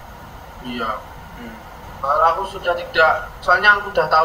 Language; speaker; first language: Indonesian; native; Indonesian